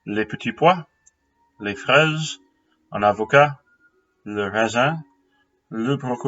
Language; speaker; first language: French; non-native, fluent; English